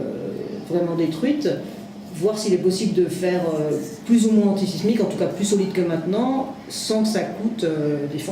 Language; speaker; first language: French; native; French